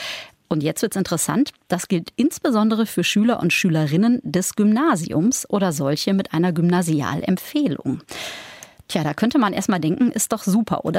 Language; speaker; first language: German; native; German